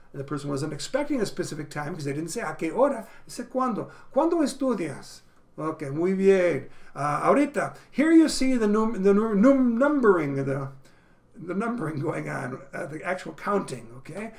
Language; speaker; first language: English; native; English